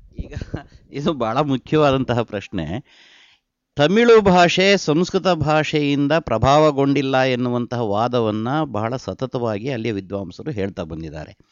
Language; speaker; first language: Kannada; native; Kannada